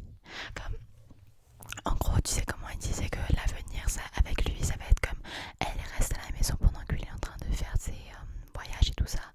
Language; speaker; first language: French; early bilingual, heritage; English